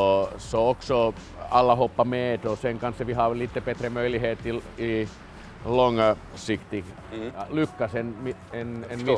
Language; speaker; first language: Swedish; non-native, fluent; Finnish